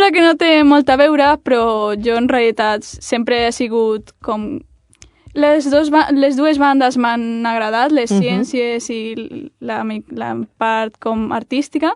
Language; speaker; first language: Catalan; non-native, local second language; Spanish